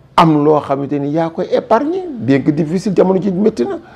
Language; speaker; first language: French; non-native, local second language; Wolof